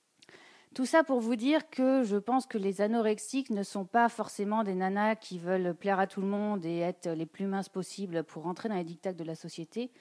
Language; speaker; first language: French; native; French